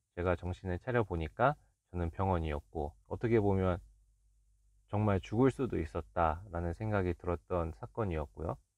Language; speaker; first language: Korean; native; Korean